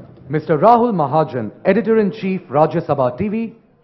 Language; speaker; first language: English; non-native, local second language; Hindi